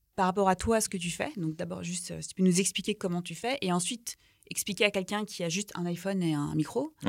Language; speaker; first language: French; native; French